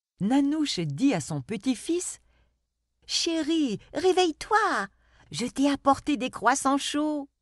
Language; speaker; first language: French; non-native, local second language; Arabic